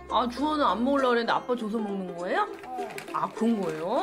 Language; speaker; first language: Korean; native; Korean